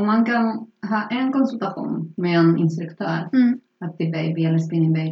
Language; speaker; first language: Swedish; non-native, fluent; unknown